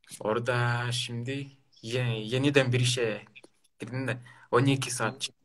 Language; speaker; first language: Turkish; non-native, learner; Kyrgyz